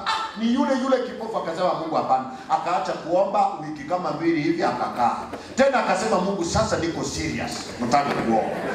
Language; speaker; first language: Swahili; non-native, local second language; Gusii